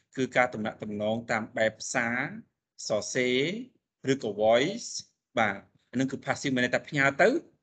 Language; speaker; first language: Khmer; native; Khmer